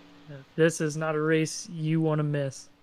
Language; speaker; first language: English; native; English